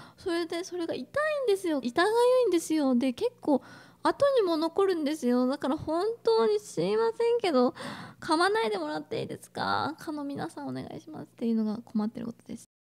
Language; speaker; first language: Japanese; native; Japanese